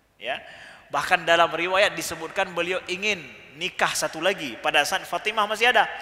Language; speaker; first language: Malay; native; Malay